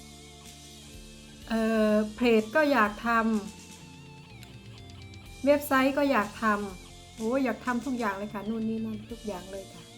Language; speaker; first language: Thai; non-native, local second language; Northeastern Thai